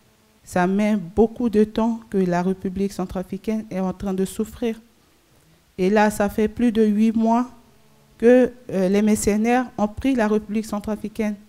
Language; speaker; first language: French; non-native, local second language; Sango